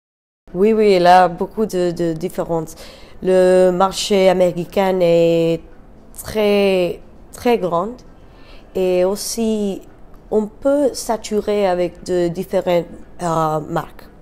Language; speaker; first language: French; non-native, learner; Spanish